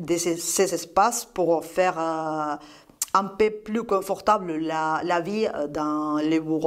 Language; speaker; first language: French; non-native, fluent; Spanish